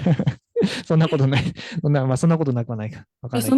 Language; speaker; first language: Japanese; native; Japanese